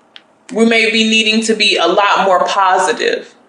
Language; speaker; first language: English; native; English